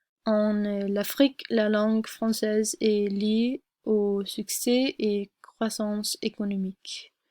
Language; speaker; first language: French; non-native, learner; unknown